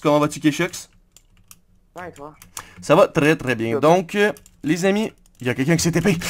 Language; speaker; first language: French; native; French